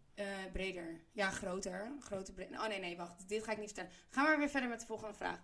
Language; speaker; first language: Dutch; native; Dutch